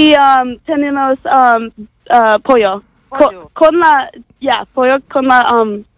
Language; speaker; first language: Spanish; non-native, learner; English